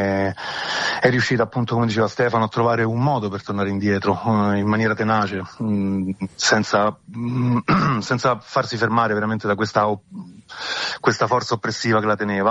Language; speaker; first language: Italian; native; Italian